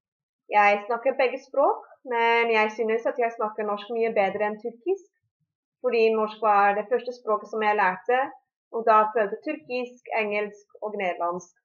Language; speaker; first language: Norwegian; early bilingual, heritage; Norwegian